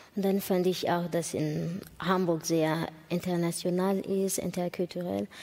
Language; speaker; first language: German; non-native, learner; Kinyarwanda